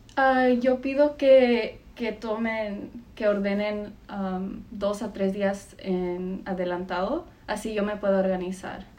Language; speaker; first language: Spanish; early bilingual, heritage; Spanish